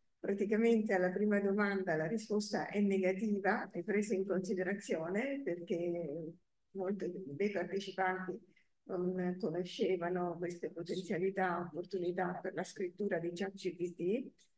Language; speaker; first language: Italian; native; Italian